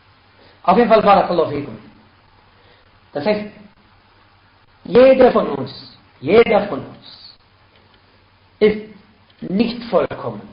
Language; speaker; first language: German; non-native, fluent; Arabic